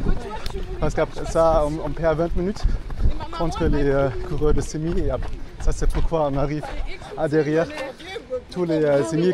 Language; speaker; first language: French; non-native, fluent; German